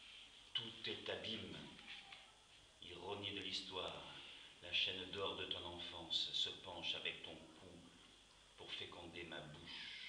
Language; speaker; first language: French; native; French